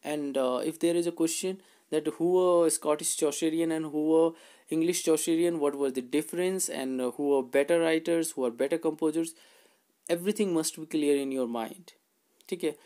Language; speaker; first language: English; non-native, local second language; Hindi